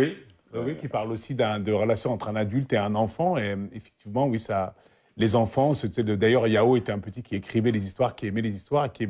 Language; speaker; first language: French; native; French